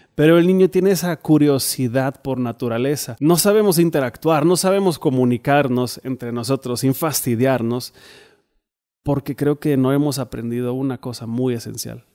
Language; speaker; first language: Spanish; non-native, fluent; German